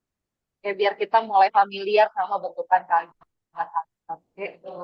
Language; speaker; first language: Indonesian; native; Indonesian